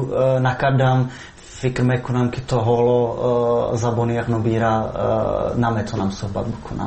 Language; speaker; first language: Persian; non-native, fluent; Czech